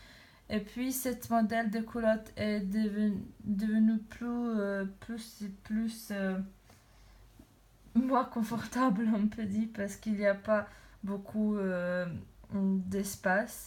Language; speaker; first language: French; non-native, learner; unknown